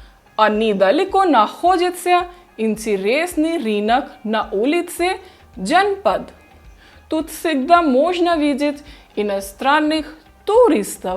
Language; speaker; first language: Russian; non-native, fluent; Hindi